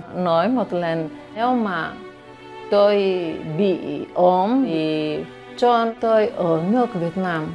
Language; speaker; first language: Vietnamese; early bilingual, heritage; Vietnamese